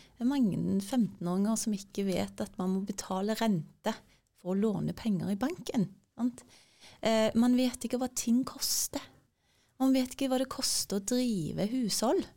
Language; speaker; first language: Norwegian; early bilingual, other home language; Turkish